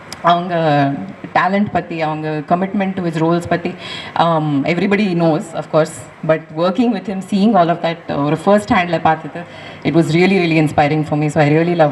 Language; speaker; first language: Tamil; non-native, learner; Kannada